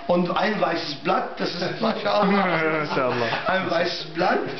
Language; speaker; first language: German; non-native, learner; Arabic